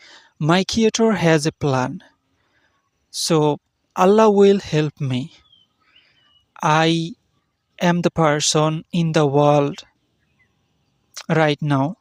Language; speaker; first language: English; non-native, learner; Bangla